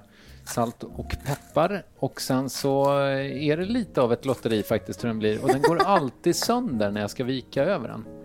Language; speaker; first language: Swedish; native; Swedish